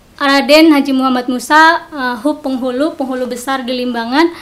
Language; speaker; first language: Indonesian; non-native, local second language; Sundanese